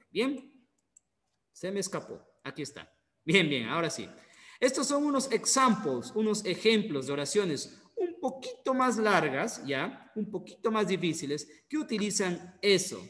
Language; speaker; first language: Spanish; native; Spanish